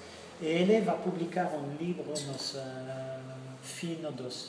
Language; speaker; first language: Portuguese; non-native, fluent; French